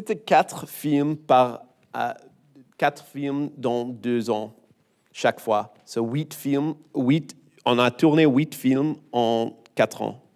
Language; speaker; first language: French; non-native, learner; English